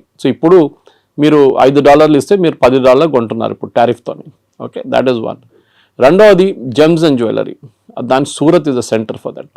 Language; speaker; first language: Telugu; non-native, local second language; Malayalam